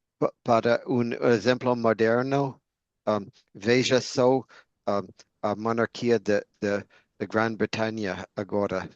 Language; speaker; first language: Portuguese; non-native, learner; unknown